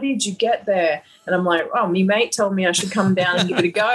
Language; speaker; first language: English; native; English